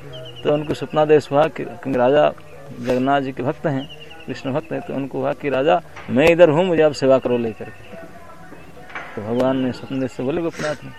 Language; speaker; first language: Hindi; non-native, local second language; Odia